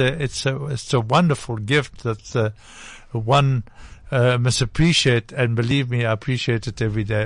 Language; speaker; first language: English; non-native, fluent; French